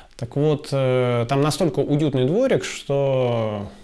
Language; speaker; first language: Russian; native; Russian